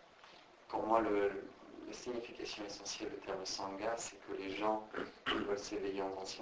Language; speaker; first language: French; native; French